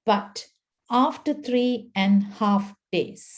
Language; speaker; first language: English; non-native, local second language; Sinhala